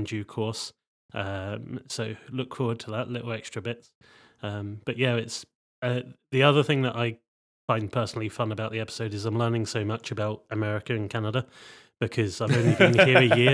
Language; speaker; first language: English; native; English